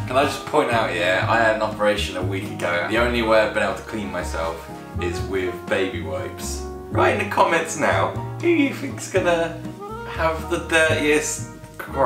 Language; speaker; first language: English; native; English